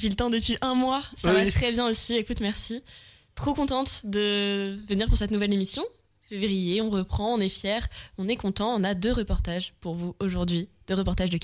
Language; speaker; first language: French; native; French